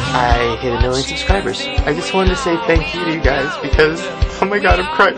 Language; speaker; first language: English; native; English